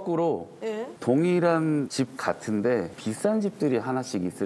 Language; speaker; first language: Korean; native; Korean